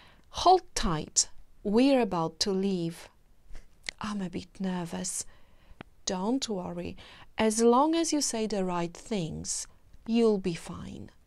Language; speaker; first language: English; non-native, fluent; Polish